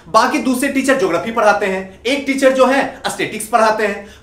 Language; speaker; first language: Hindi; native; Hindi